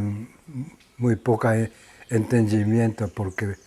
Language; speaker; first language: Spanish; non-native, learner; Japanese